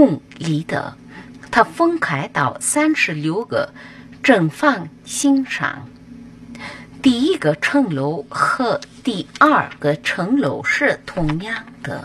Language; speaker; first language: Chinese; non-native, learner; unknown